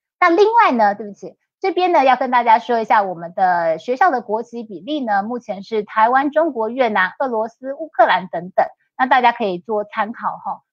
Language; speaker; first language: Chinese; native; Chinese